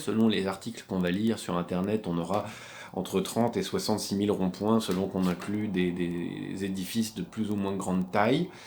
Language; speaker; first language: French; native; French